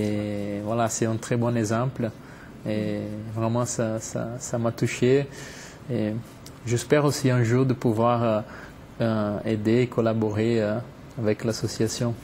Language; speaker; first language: French; non-native, fluent; Portuguese